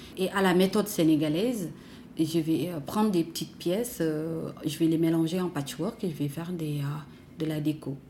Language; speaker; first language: French; non-native, local second language; Wolof